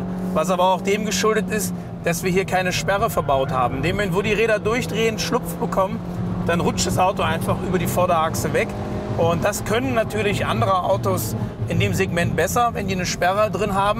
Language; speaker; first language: German; native; German